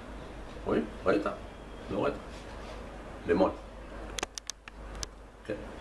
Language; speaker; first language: Hebrew; native; Hebrew